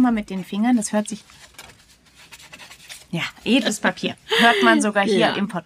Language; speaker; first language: German; native; German